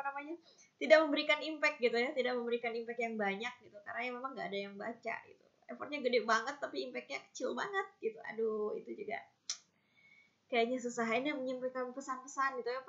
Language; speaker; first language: Indonesian; native; Indonesian